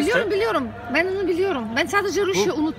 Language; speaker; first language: Turkish; non-native, learner; Russian